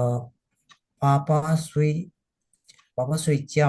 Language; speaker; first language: Chinese; non-native, learner; Indonesian